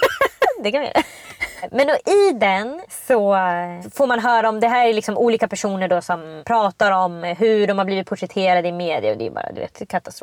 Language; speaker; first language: Swedish; native; Swedish